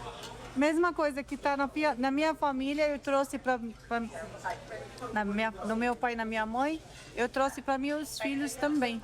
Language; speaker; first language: Portuguese; non-native, learner; Arabic